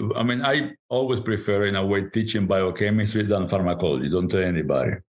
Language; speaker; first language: English; non-native, fluent; Spanish